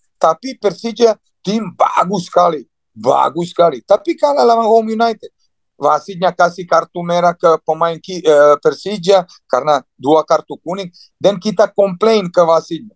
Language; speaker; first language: Indonesian; non-native, fluent; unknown